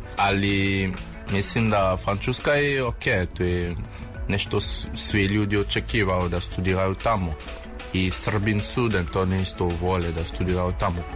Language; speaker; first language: Serbian; non-native, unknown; French